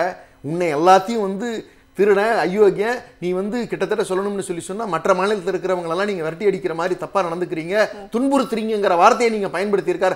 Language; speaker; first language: Tamil; native; Tamil